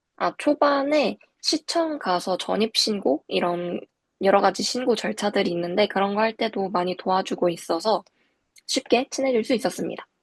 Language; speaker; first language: Korean; native; Korean